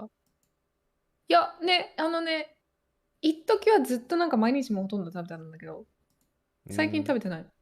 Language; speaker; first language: Japanese; native; Japanese